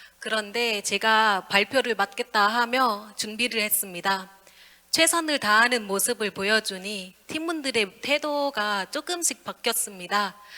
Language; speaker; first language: Korean; non-native, fluent; Vietnamese